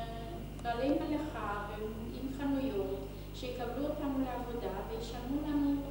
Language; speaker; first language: Hebrew; non-native, fluent; Hungarian